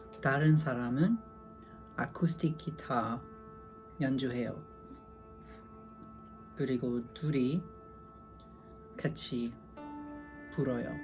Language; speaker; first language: Korean; non-native, learner; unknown